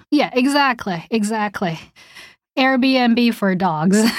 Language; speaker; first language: English; early bilingual, other home language; Chinese